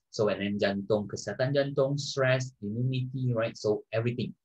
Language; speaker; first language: English; non-native, local second language; Malay